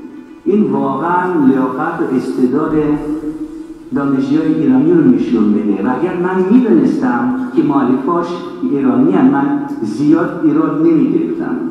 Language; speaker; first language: Persian; non-native, fluent; Russian